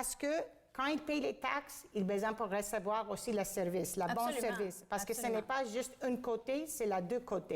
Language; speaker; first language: French; non-native, fluent; Greek